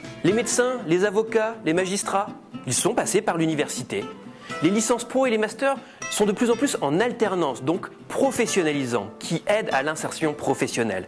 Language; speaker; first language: French; native; French